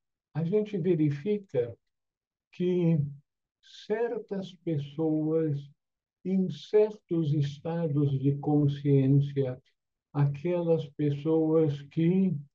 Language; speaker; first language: Portuguese; native; Portuguese